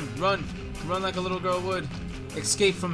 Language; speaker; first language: English; native; English